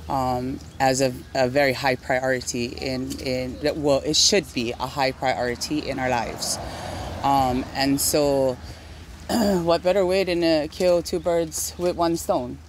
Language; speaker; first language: English; native; English